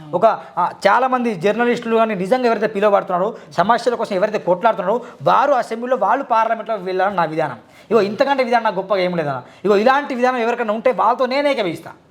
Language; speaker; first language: Telugu; non-native, local second language; Marathi